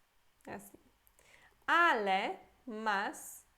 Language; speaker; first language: Portuguese; non-native, fluent; Polish